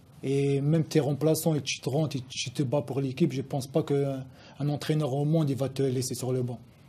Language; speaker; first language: French; non-native, local second language; Arabic